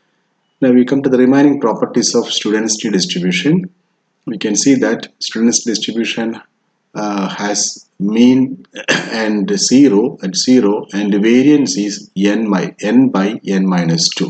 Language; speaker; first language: English; non-native, local second language; Malayalam